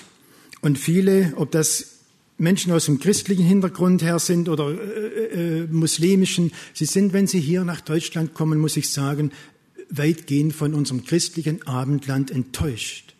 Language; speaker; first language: German; native; German